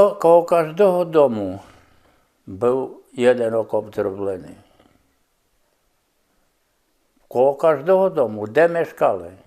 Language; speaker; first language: Polish; non-native, local second language; Rusyn